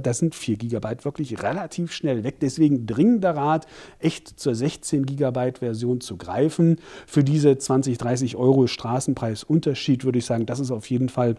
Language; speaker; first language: German; native; German